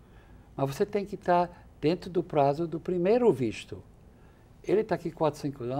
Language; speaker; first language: Portuguese; non-native, fluent; English